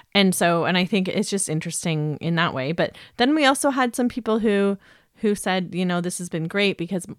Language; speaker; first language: English; native; English